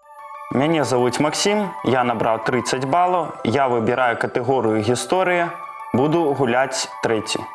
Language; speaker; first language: Belarusian; non-native, local second language; Russian